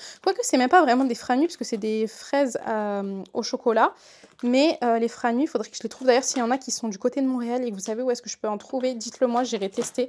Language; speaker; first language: French; native; French